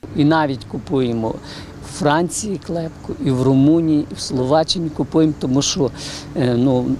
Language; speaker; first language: Ukrainian; non-native, fluent; French